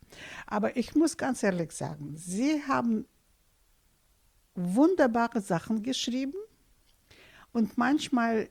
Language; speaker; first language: German; non-native, fluent; Russian